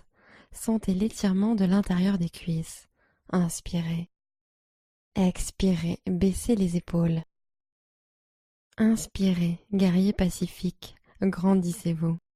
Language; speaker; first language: French; native; French